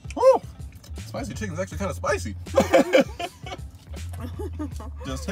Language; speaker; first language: English; native; English